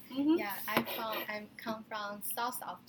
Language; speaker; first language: English; non-native, learner; Chinese